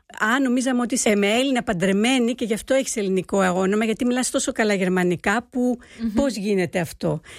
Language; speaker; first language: Greek; early bilingual, heritage; Greek